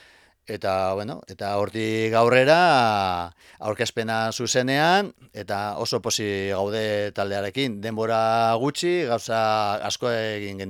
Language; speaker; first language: Basque; non-native, local second language; Spanish